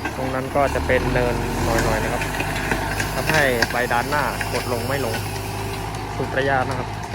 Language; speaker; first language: Thai; native; Thai